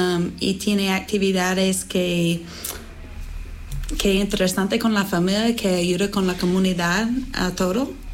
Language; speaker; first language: Spanish; non-native, learner; English